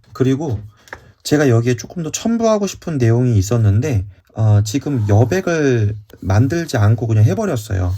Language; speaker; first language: Korean; native; Korean